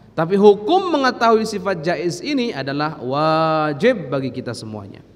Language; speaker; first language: Indonesian; native; Indonesian